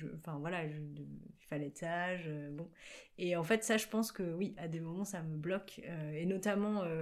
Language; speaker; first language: French; native; French